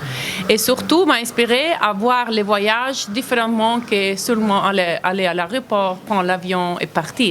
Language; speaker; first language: French; non-native, fluent; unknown